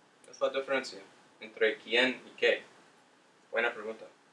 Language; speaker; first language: Spanish; non-native, fluent; English